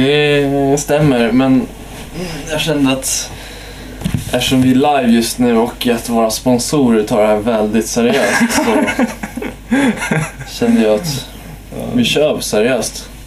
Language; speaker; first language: Swedish; native; Swedish